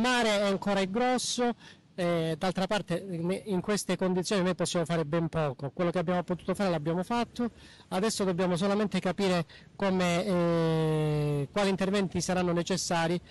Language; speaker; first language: Italian; native; Italian